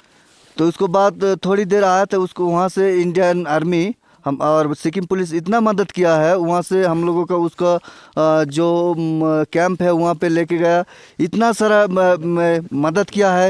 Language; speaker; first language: Hindi; non-native, local second language; Bangla